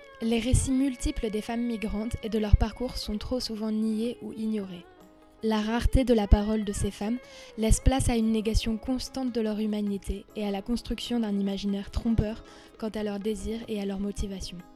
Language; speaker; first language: French; native; French